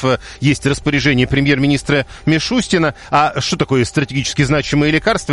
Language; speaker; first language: Russian; native; Russian